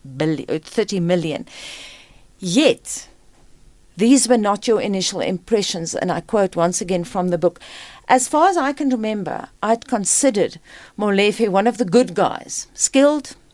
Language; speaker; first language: English; non-native, local second language; Afrikaans